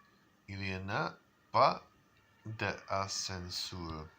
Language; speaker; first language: French; non-native, learner; English